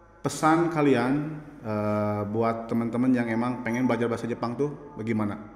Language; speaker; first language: Indonesian; native; Indonesian